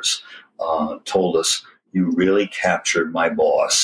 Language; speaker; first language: English; native; English